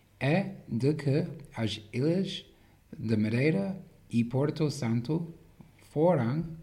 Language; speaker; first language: Portuguese; non-native, learner; English